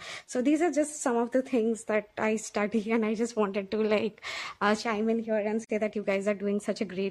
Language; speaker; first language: English; non-native, local second language; Bangla